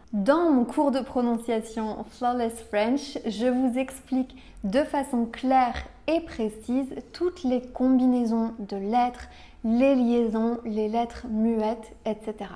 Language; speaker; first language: French; native; French